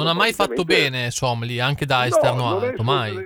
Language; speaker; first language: Italian; native; Italian